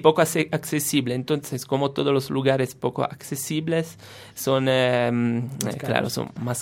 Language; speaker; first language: Spanish; non-native, fluent; Italian